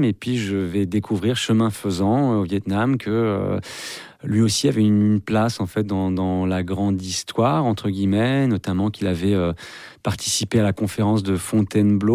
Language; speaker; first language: French; native; French